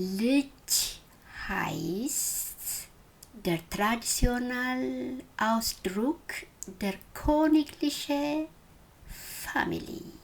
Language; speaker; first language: German; non-native, learner; Amharic